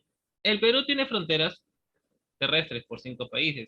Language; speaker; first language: Spanish; native; Spanish